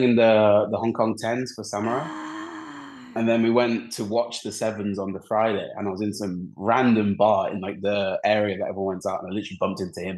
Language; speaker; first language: English; native; English